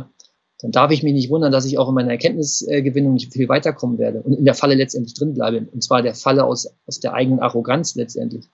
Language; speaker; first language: German; native; German